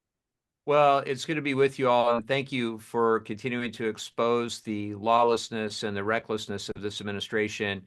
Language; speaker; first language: English; native; English